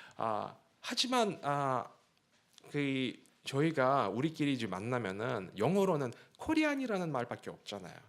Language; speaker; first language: Korean; non-native, fluent; Russian